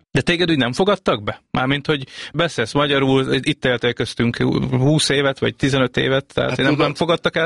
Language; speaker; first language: Hungarian; native; Hungarian